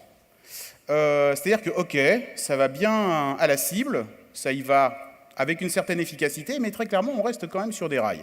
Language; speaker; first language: French; native; French